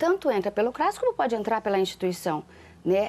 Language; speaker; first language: Portuguese; native; Portuguese